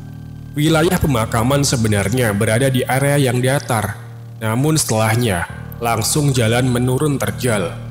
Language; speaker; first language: Indonesian; native; Indonesian